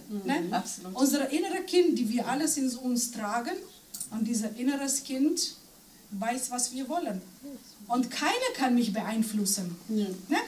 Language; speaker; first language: German; non-native, fluent; Macedonian